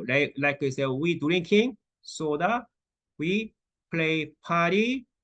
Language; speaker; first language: English; non-native, learner; Korean